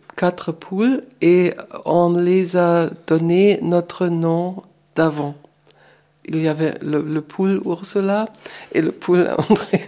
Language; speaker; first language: French; non-native, fluent; German